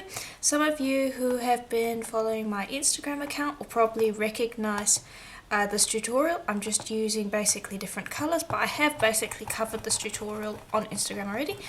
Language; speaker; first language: English; native; English